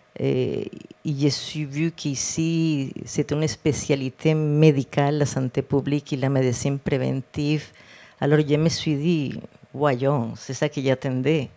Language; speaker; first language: French; non-native, fluent; Spanish